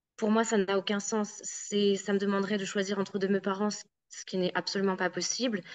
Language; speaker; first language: French; native; French